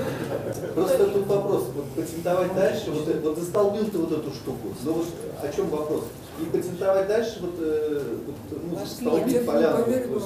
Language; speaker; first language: Russian; non-native, learner; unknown